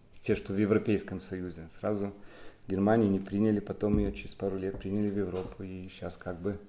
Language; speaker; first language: Russian; non-native, local second language; Polish